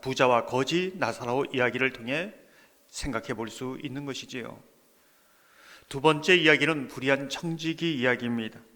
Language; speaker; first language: Korean; native; Korean